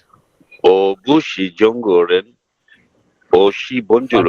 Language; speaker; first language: Chinese; non-native, learner; Bangla